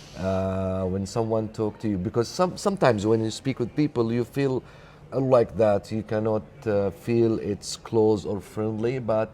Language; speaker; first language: English; non-native, learner; Arabic